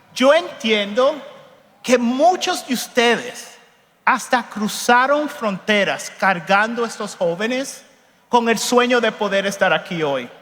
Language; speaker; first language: Spanish; early bilingual, heritage; Spanish